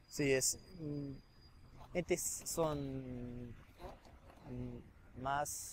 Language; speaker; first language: Spanish; non-native, learner; English